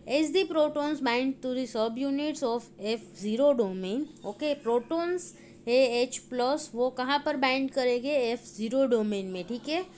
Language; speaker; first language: Hindi; non-native, local second language; Gujarati